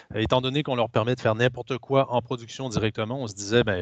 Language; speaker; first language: French; native; French